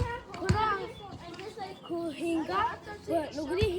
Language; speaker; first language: Kinyarwanda; early bilingual, heritage; Kinyarwanda